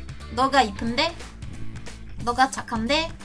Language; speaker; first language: Korean; non-native, fluent; French